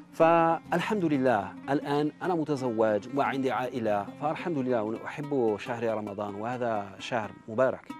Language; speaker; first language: Arabic; non-native, fluent; French